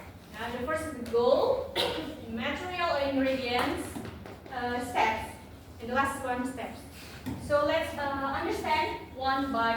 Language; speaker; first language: English; non-native, learner; Indonesian